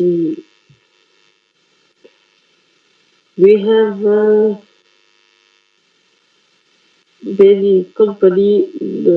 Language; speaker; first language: English; non-native, learner; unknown